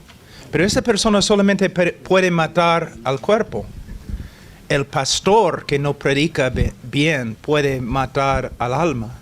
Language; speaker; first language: Spanish; non-native, fluent; English